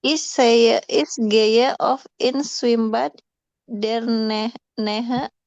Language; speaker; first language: German; non-native, learner; Indonesian